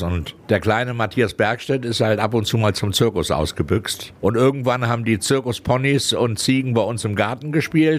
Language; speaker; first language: German; native; German